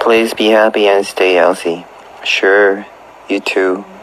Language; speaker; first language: English; non-native, learner; Korean